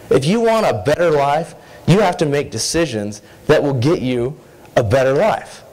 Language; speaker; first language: English; native; English